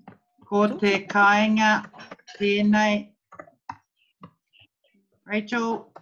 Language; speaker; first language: Māori; non-native, fluent; English